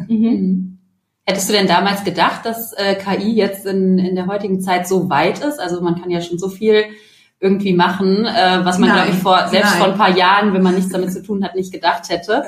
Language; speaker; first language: German; native; German